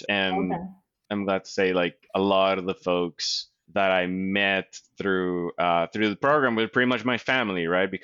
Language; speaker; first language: English; non-native, fluent; Spanish